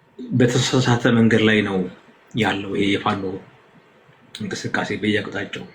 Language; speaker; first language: Amharic; native; Amharic